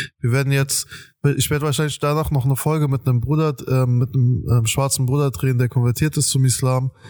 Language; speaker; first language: German; early bilingual, other home language; Persian